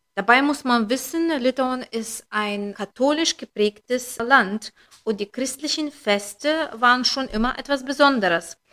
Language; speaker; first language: German; non-native, fluent; Lithuanian